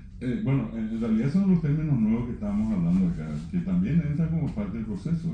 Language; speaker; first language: Spanish; native; Spanish